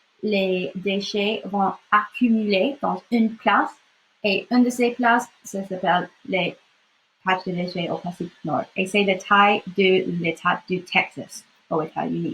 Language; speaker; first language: French; non-native, local second language; English